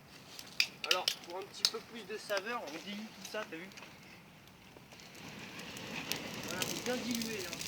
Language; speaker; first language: French; native; French